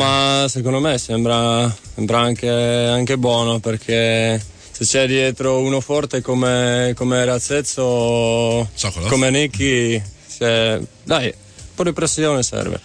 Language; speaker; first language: Italian; non-native, fluent; Czech